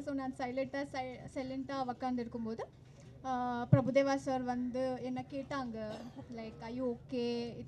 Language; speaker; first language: Tamil; non-native, learner; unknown